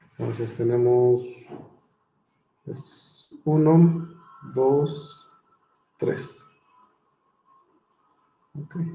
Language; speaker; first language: Spanish; native; Spanish